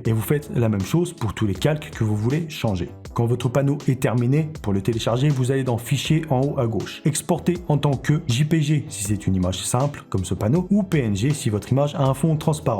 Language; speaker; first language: French; native; French